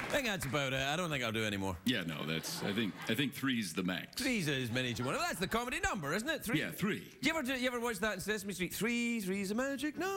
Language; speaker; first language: English; native; English